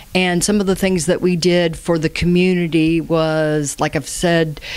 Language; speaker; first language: English; native; English